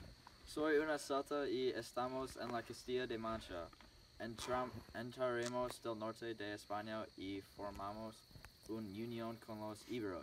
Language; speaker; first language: Spanish; non-native, learner; English